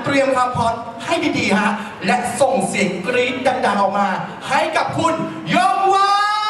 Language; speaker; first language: Thai; native; Thai